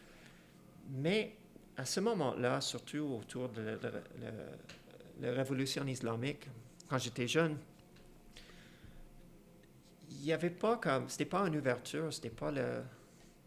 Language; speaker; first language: French; non-native, fluent; Persian